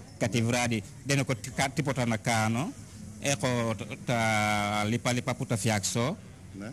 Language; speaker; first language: Greek; non-native, learner; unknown